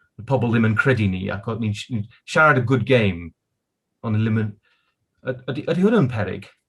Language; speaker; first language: Welsh; non-native, local second language; English